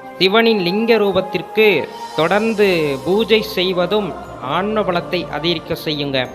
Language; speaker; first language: Tamil; native; Tamil